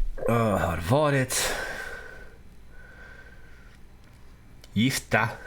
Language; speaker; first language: Swedish; non-native, learner; Dutch